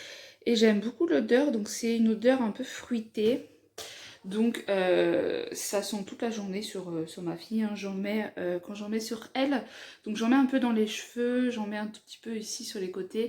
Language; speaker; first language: French; native; French